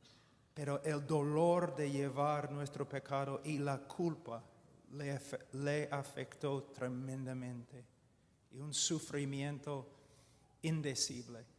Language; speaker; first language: Spanish; non-native, fluent; English